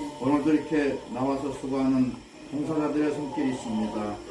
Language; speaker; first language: Korean; native; Korean